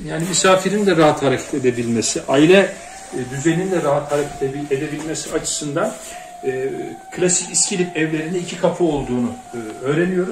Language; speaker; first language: Turkish; native; Turkish